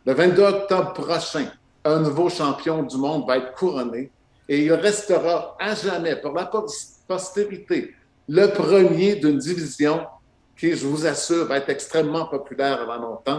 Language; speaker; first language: French; native; French